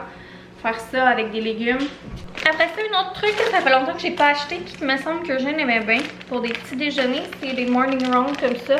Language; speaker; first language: French; native; French